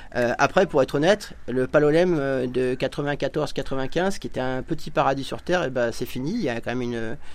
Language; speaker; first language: French; native; French